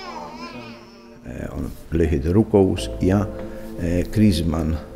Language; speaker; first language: Finnish; non-native, fluent; Polish